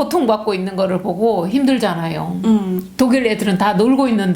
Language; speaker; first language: Korean; early bilingual, heritage; Korean